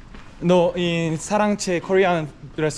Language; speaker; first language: English; non-native, learner; Korean